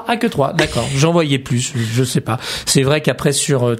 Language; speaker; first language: French; native; French